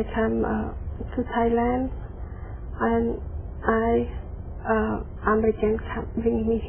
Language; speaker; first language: English; non-native, learner; Khmer